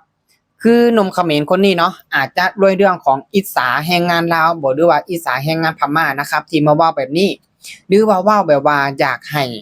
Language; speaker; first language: Thai; non-native, local second language; Lao